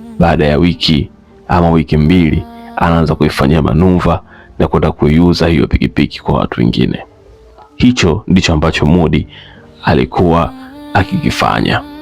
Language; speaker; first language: Swahili; native; Swahili